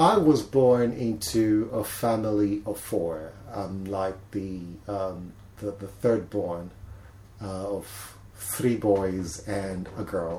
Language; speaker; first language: English; non-native, local second language; Yoruba